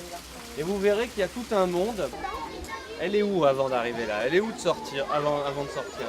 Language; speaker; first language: French; native; French